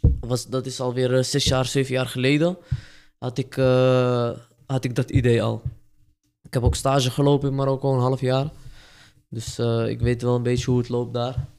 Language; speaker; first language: Dutch; early bilingual, other home language; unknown